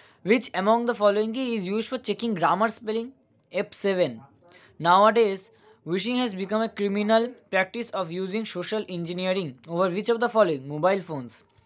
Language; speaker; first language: English; non-native, local second language; Bangla